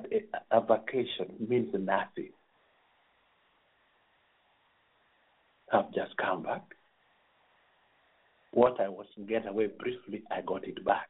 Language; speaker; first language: English; non-native, local second language; Acoli